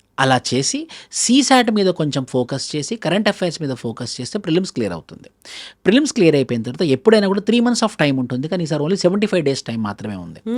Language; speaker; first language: Telugu; native; Telugu